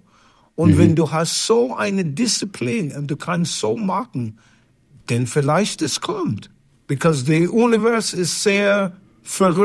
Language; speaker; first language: German; non-native, learner; English